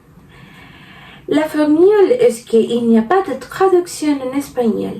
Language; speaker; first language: French; non-native, learner; Spanish